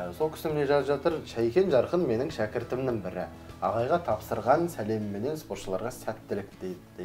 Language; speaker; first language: Kazakh; native; Kazakh